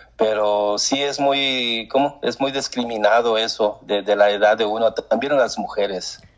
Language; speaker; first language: Spanish; early bilingual, heritage; Spanish